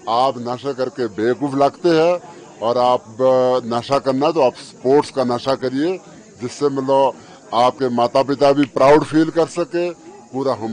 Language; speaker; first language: Hindi; native; Hindi